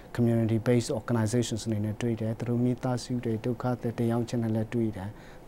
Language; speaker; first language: Burmese; non-native, local second language; Hakha Chin